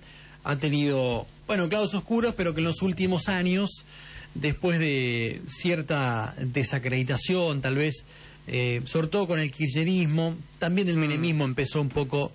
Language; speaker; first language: Spanish; native; Spanish